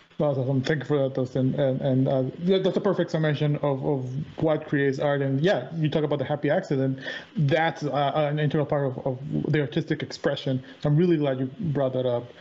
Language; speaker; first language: English; native; English